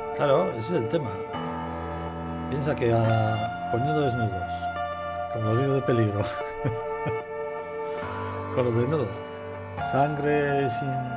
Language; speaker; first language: Spanish; native; Spanish